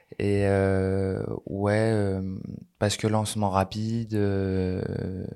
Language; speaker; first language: French; native; French